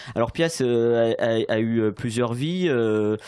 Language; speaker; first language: French; native; French